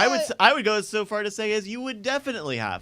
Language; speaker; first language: English; native; English